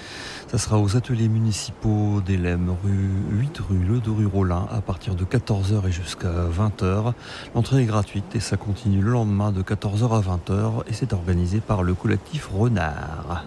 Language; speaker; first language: French; native; French